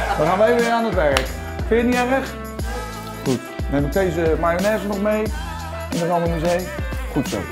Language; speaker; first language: Dutch; native; Dutch